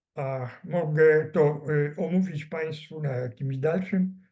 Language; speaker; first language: Polish; native; Polish